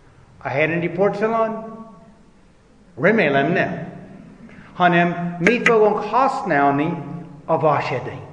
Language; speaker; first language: Hungarian; non-native, fluent; English